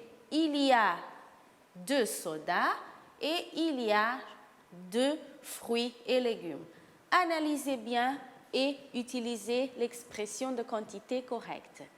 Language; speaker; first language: French; non-native, fluent; Portuguese